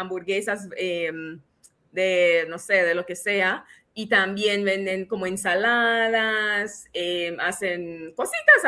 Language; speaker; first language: Spanish; non-native, fluent; English